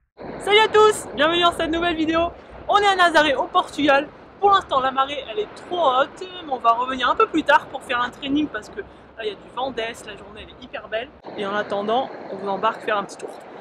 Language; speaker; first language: French; native; French